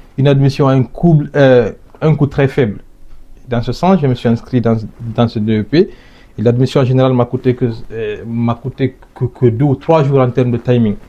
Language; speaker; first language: French; non-native, local second language; Fula